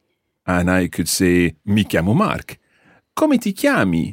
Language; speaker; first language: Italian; non-native, fluent; English